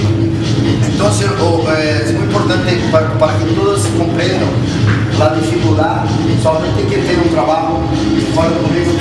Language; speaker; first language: Spanish; non-native, learner; Portuguese